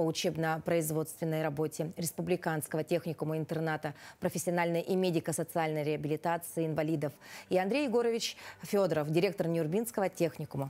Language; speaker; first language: Russian; native; Russian